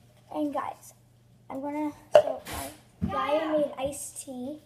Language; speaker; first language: English; native; English